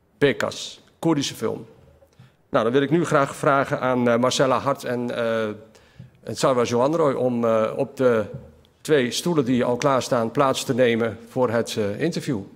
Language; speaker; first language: Dutch; native; Dutch